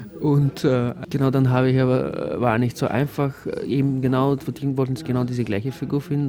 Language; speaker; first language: German; non-native, fluent; Bulgarian